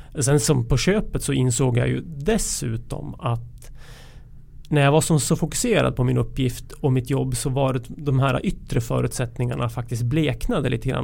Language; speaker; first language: Swedish; native; Swedish